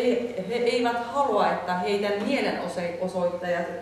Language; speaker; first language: Finnish; non-native, learner; Turkish